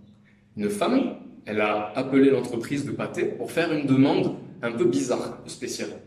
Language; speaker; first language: French; native; French